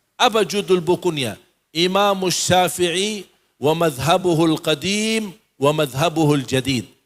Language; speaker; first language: Malay; non-native, fluent; Arabic